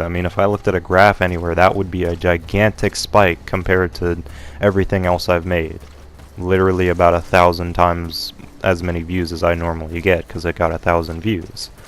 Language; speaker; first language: English; native; English